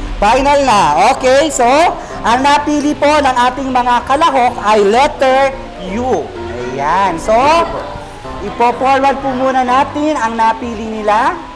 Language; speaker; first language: Filipino; native; Filipino